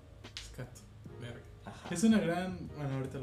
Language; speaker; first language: Spanish; native; Spanish